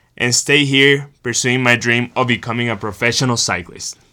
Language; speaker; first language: English; non-native, fluent; Spanish